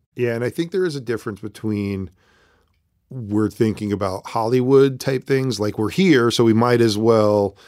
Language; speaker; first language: English; native; English